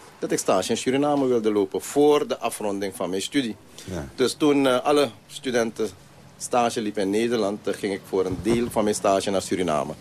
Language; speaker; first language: Dutch; non-native, local second language; Caribbean Hindustani